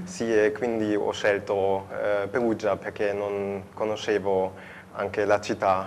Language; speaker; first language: Italian; non-native, fluent; German